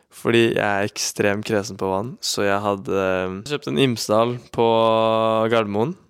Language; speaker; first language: Norwegian; native; Norwegian